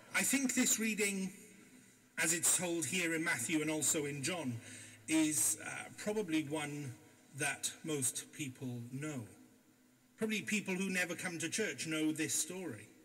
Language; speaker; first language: English; native; English